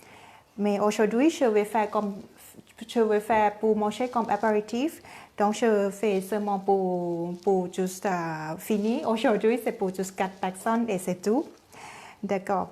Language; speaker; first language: French; non-native, fluent; Thai